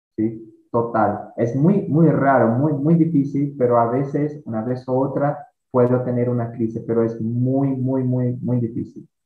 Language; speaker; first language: Spanish; non-native, fluent; Portuguese